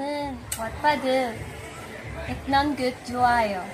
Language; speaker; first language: Korean; non-native, learner; Cebuano